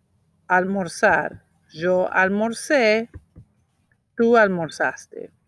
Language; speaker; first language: Spanish; non-native, fluent; English